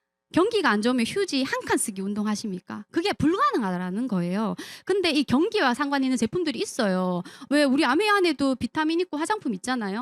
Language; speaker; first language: Korean; native; Korean